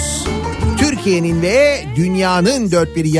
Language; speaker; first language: Turkish; native; Turkish